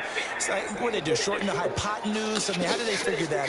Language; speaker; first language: English; native; English